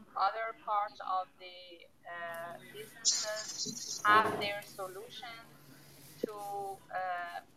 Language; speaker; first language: English; non-native, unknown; Persian